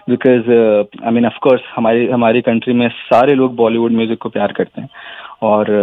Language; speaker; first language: Hindi; native; Hindi